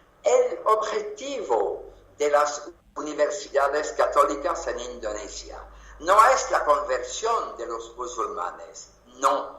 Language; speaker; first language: Spanish; non-native, fluent; French